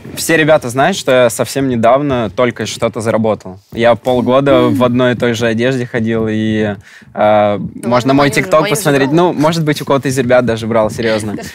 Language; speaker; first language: Russian; native; Russian